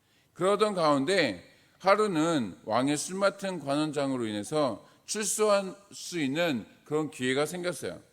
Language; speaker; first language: Korean; native; Korean